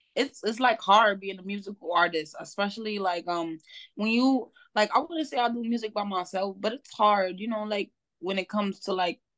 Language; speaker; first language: English; native; English